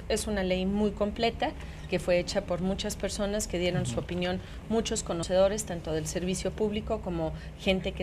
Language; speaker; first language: Spanish; native; Spanish